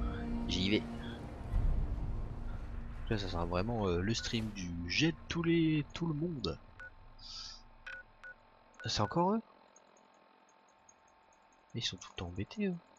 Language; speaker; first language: French; native; French